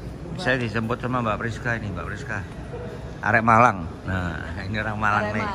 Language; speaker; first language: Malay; non-native, local second language; Javanese